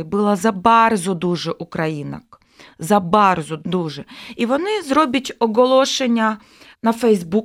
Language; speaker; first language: Ukrainian; non-native, local second language; Russian